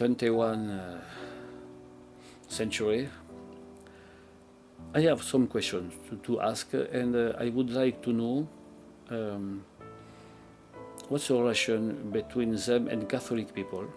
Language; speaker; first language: English; non-native, learner; French